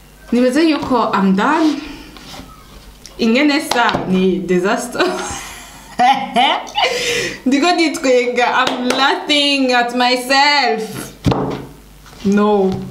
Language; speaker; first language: English; non-native, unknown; Rundi